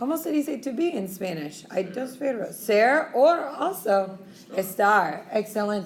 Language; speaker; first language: Spanish; non-native, fluent; English